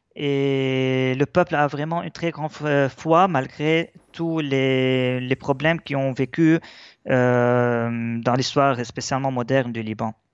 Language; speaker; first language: French; non-native, local second language; Arabic